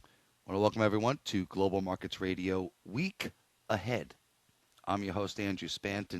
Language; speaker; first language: English; native; English